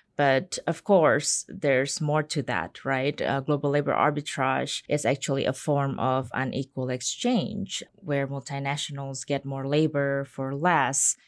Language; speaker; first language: English; non-native, fluent; Indonesian